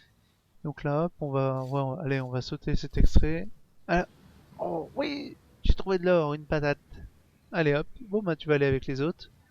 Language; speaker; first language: French; native; French